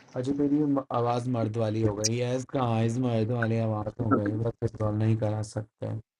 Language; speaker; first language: Hindi; native; Hindi